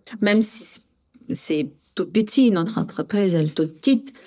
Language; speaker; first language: French; non-native, fluent; Russian